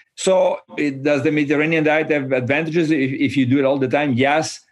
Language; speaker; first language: English; non-native, fluent; Italian